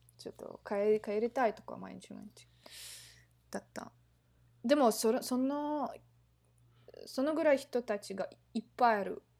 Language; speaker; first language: Japanese; non-native, learner; Russian